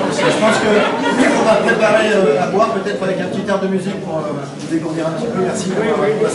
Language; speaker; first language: French; native; French